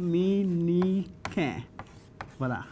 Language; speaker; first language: French; non-native, fluent; Spanish